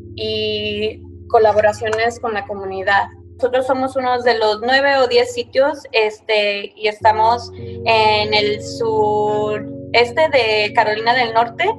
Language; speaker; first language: Spanish; early bilingual, heritage; Spanish